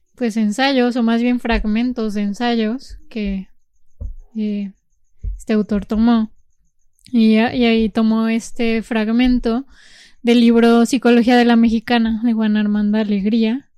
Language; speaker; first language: Spanish; native; Spanish